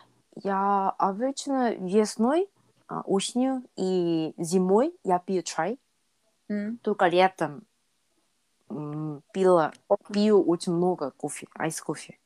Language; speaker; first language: Russian; non-native, learner; Korean